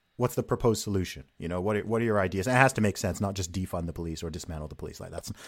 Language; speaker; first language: English; native; English